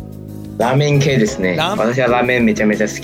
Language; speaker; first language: Japanese; non-native, fluent; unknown